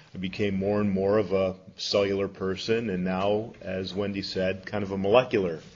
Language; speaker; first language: English; native; English